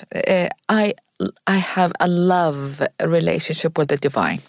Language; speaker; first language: English; non-native, fluent; Arabic